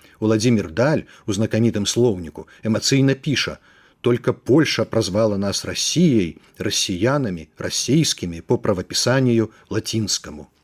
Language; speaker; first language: Belarusian; native; Belarusian